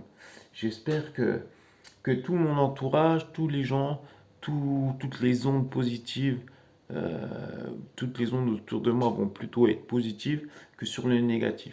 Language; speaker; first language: French; native; French